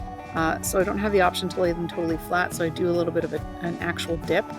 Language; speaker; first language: English; native; English